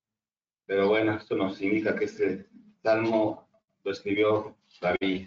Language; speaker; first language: Spanish; native; Spanish